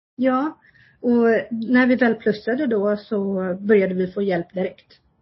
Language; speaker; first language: Swedish; early bilingual, other home language; Kurdish